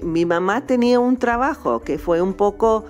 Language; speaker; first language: Spanish; non-native, fluent; English